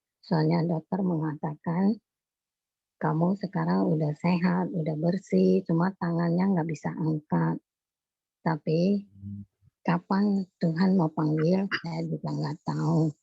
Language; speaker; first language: Indonesian; non-native, local second language; Chinese